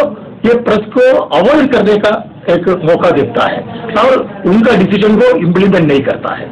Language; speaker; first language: Hindi; non-native, local second language; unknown